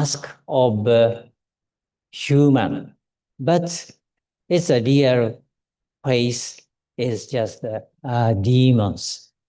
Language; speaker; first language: English; non-native, learner; Japanese